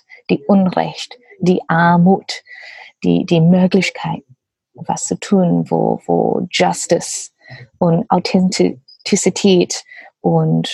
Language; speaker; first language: German; non-native, learner; English